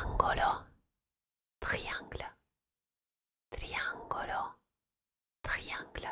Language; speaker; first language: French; non-native, fluent; Italian